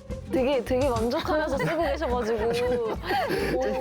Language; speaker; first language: Korean; native; Korean